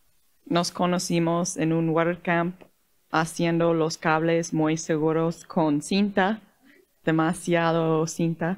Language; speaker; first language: Spanish; non-native, learner; English